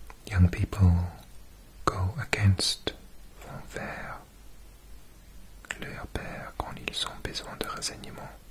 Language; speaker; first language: French; non-native, fluent; English